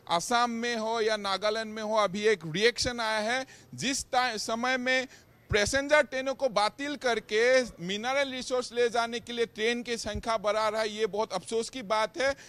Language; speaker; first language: Hindi; non-native, local second language; Assamese